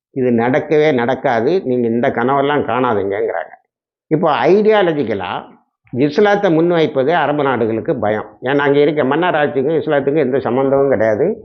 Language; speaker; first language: Tamil; native; Tamil